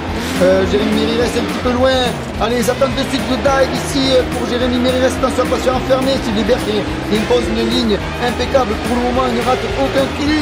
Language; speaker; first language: French; native; French